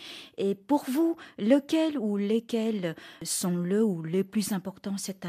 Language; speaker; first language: French; non-native, fluent; Vietnamese